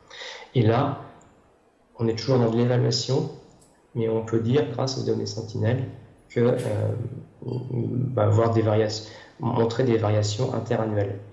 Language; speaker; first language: French; native; French